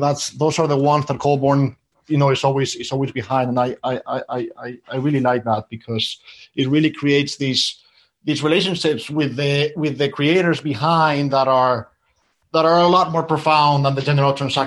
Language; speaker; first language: English; native; English